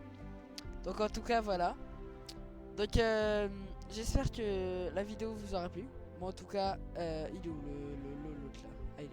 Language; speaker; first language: French; native; French